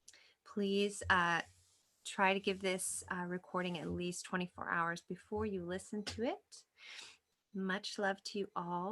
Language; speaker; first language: English; native; English